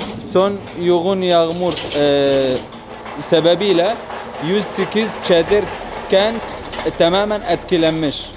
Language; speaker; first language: Turkish; non-native, fluent; Arabic